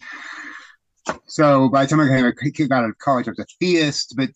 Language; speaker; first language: English; native; English